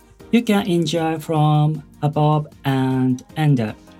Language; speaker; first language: English; non-native, learner; Japanese